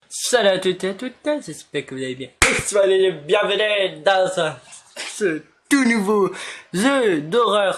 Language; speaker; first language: French; native; French